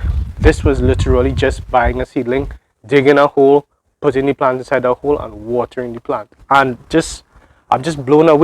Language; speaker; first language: English; native; English